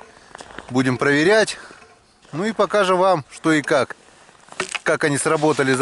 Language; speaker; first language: Russian; native; Russian